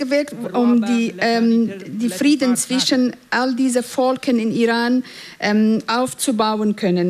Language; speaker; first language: German; non-native, fluent; Central Kurdish